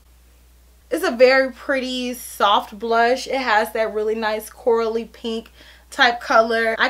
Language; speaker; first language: English; native; English